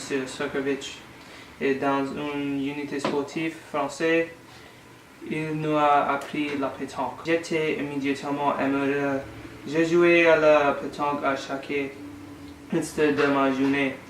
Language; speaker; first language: French; non-native, learner; English